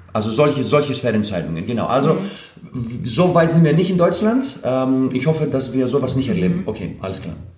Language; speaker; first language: German; non-native, fluent; Greek